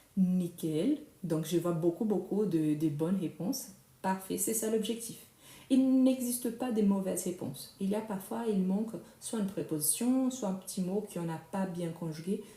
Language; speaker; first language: French; non-native, fluent; Portuguese